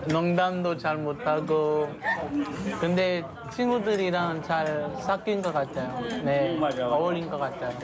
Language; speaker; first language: Korean; non-native, fluent; French